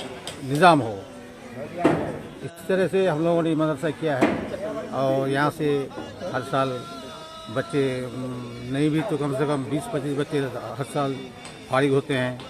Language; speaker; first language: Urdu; non-native, local second language; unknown